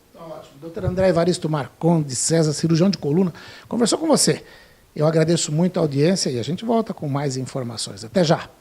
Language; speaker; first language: Portuguese; native; Portuguese